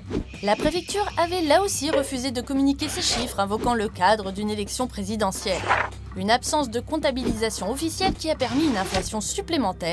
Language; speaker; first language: French; native; French